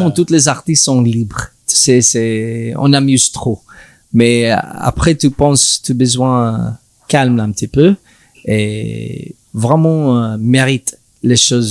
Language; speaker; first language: French; non-native, learner; English